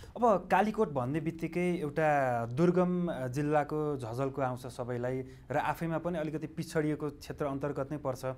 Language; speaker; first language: Nepali; native; Nepali